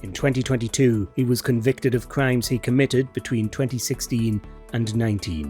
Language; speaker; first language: English; native; English